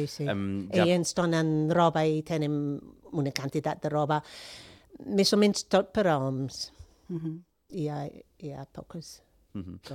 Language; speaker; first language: Catalan; non-native, fluent; English